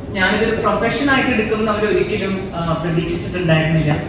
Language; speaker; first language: Malayalam; native; Malayalam